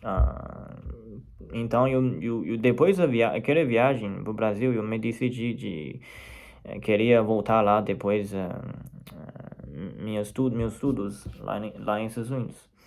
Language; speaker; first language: Portuguese; non-native, fluent; Chinese